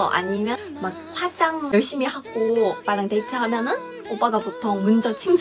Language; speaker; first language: Korean; non-native, fluent; Chinese